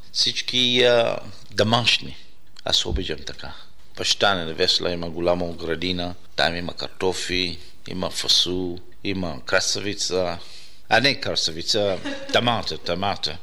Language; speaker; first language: Bulgarian; non-native, learner; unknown